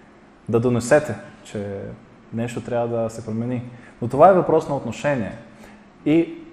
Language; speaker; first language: Bulgarian; non-native, fluent; Russian